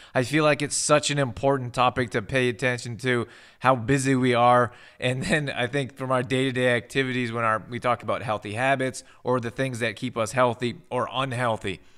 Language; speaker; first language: English; native; English